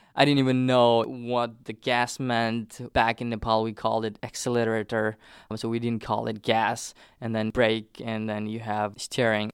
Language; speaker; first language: English; non-native, local second language; Nepali